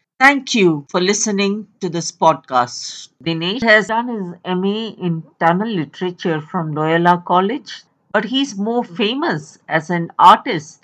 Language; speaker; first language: English; non-native, local second language; Tamil